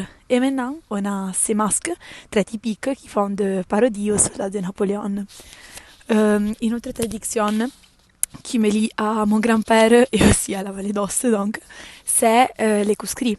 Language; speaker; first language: French; non-native, local second language; Italian